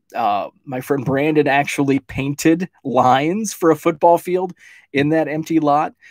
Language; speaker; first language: English; native; English